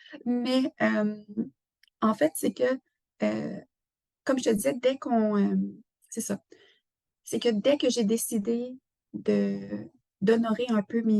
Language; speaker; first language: French; native; French